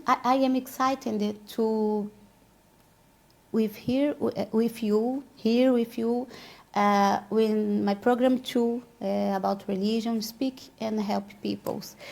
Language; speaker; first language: English; non-native, learner; Portuguese